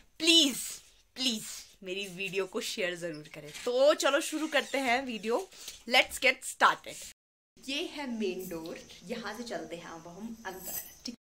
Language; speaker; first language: Hindi; native; Hindi